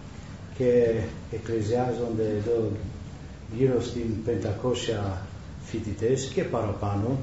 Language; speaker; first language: Greek; non-native, learner; Romanian